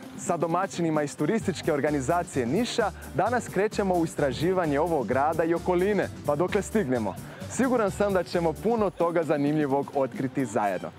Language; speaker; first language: Serbian; non-native, fluent; Portuguese